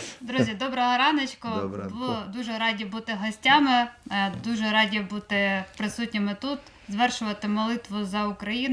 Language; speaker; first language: Ukrainian; non-native, local second language; Russian